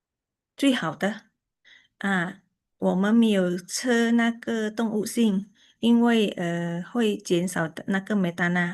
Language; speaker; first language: Chinese; early bilingual, heritage; Chinese